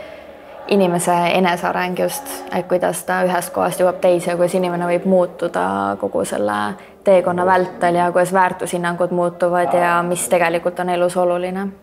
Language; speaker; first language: Estonian; native; Estonian